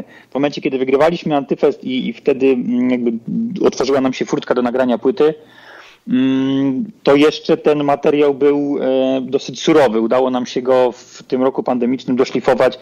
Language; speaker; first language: Polish; native; Polish